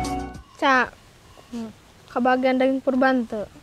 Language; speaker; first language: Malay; non-native, local second language; Sundanese